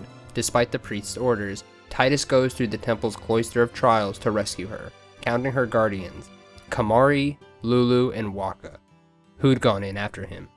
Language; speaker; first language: English; native; English